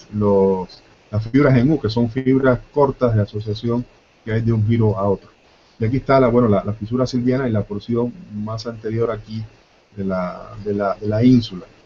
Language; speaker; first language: Spanish; native; Spanish